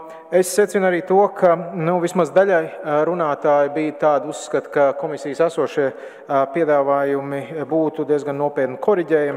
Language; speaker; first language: Latvian; native; Latvian